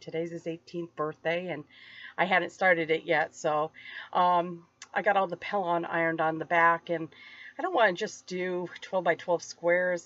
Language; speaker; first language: English; native; English